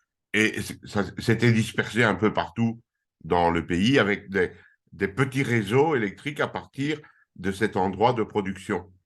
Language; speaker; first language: French; native; French